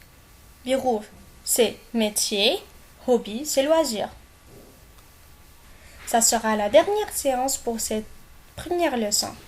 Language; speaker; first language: French; non-native, local second language; Arabic